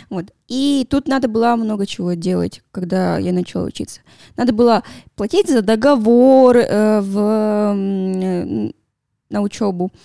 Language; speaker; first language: Russian; non-native, fluent; Spanish